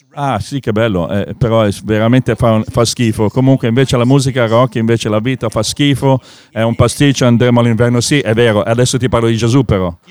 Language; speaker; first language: Italian; non-native, fluent; English